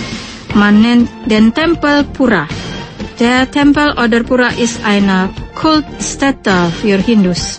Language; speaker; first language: German; non-native, fluent; Indonesian